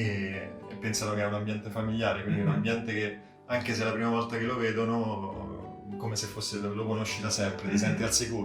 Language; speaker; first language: Italian; native; Italian